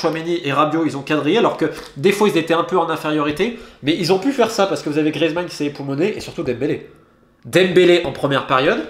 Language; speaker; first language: French; native; French